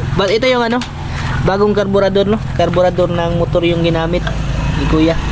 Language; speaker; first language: Filipino; non-native, local second language; Cebuano